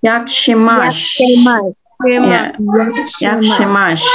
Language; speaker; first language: Polish; non-native, learner; Indonesian